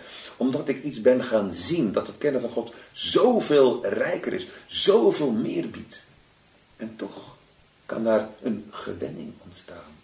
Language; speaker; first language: Dutch; native; Dutch